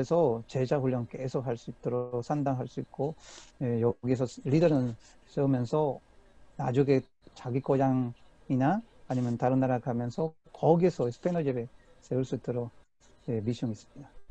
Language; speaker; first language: Korean; non-native, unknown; Spanish